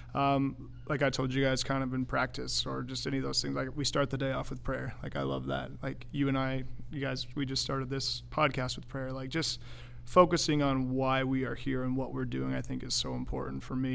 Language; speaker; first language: English; native; English